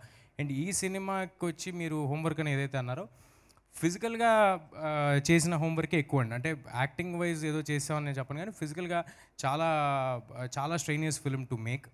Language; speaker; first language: Telugu; native; Telugu